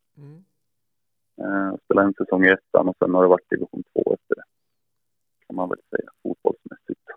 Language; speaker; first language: Swedish; native; Swedish